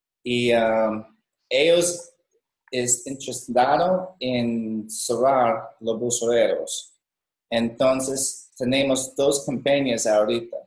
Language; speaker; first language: Spanish; non-native, learner; English